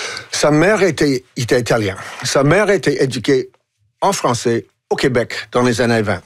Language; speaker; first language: French; non-native, local second language; English